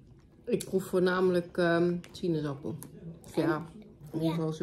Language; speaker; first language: Dutch; native; Dutch